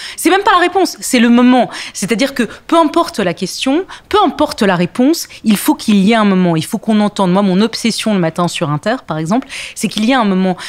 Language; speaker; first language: French; early bilingual, other home language; Arabic